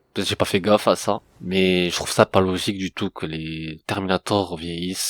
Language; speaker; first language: French; native; French